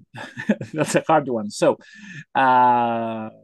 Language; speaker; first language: English; non-native, fluent; Greek